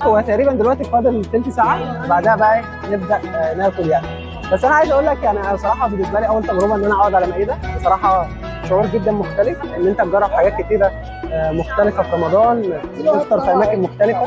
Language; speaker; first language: Arabic; native; Arabic